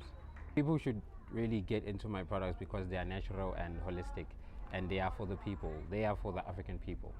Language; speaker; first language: English; non-native, local second language; Zulu